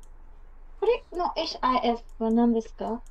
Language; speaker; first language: Japanese; non-native, learner; Burmese